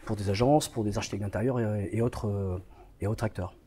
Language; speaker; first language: French; native; French